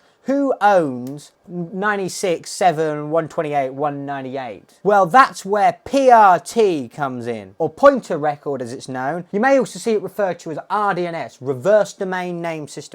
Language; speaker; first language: English; native; English